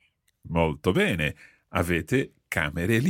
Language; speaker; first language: Italian; non-native, fluent; English